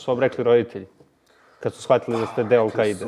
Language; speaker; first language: Bosnian; native; Bosnian